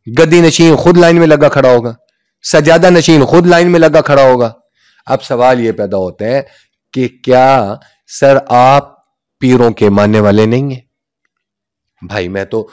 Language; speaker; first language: Urdu; non-native, local second language; Punjabi